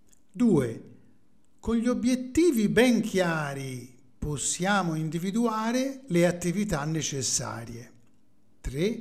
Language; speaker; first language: Italian; native; Italian